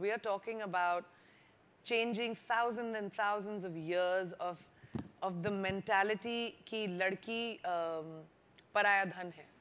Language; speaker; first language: English; non-native, local second language; Hindi